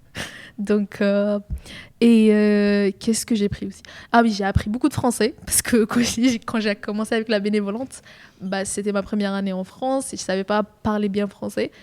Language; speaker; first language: French; non-native, fluent; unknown